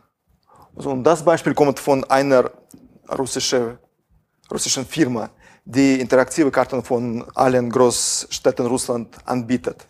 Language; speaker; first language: German; non-native, fluent; Russian